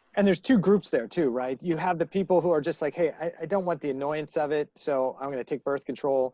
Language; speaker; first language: English; native; English